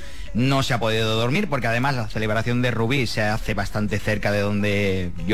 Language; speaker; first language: Spanish; native; Spanish